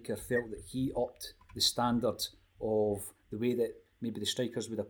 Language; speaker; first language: English; native; English